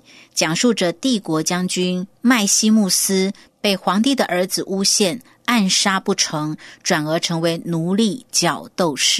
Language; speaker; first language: Chinese; native; Chinese